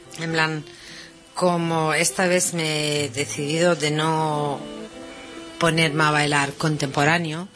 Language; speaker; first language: Spanish; non-native, fluent; Greek